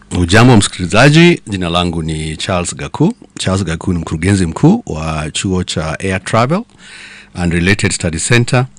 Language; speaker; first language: Swahili; non-native, local second language; Kikuyu